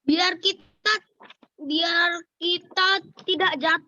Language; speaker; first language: Malay; native; Malay